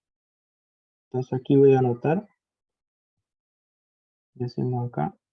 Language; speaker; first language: Spanish; native; Spanish